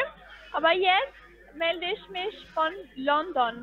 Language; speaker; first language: German; non-native, fluent; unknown